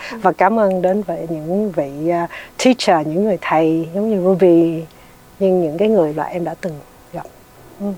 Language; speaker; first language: Vietnamese; early bilingual, heritage; Vietnamese